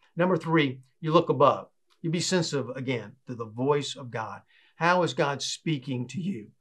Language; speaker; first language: English; native; English